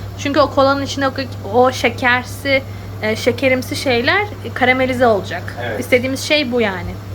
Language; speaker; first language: Turkish; native; Turkish